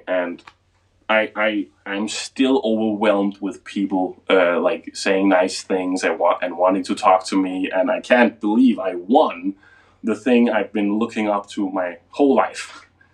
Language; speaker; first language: English; non-native, fluent; Danish